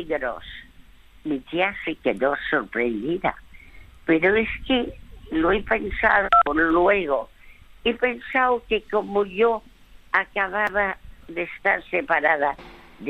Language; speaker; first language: Spanish; early bilingual, other home language; French